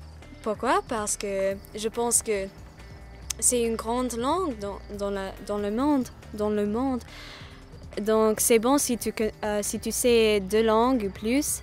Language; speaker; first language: French; non-native, learner; English